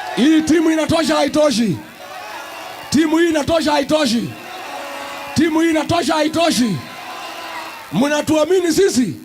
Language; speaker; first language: Swahili; non-native, local second language; Kikuyu